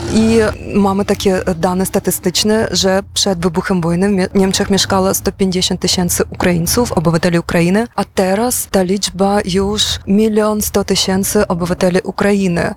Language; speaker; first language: Polish; non-native, fluent; Ukrainian